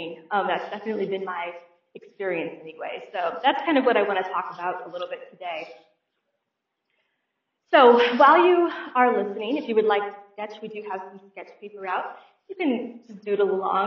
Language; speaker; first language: English; native; English